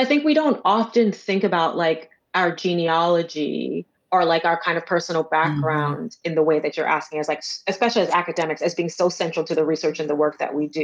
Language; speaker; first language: English; native; English